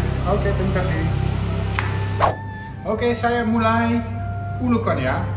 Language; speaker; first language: Indonesian; non-native, learner; Dutch